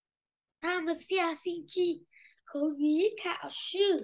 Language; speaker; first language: Chinese; non-native, learner; Vietnamese